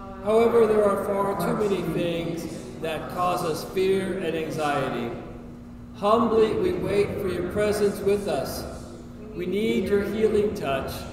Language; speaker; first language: English; native; English